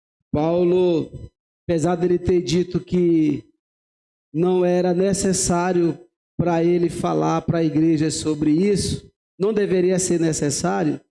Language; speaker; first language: Portuguese; native; Portuguese